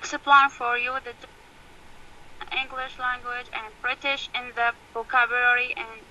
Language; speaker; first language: English; non-native, learner; Arabic